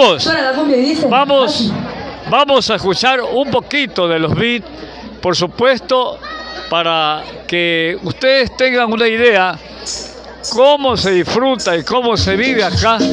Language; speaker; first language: Spanish; native; Spanish